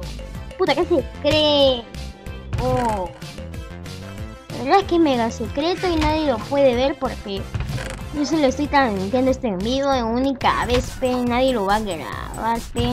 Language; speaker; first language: Spanish; native; Spanish